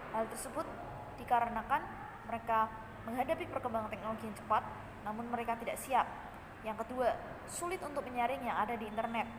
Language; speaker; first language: Indonesian; native; Indonesian